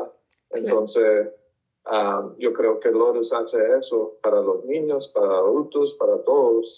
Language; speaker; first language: Spanish; early bilingual, heritage; Spanish